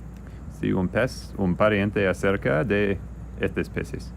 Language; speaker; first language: Spanish; non-native, learner; English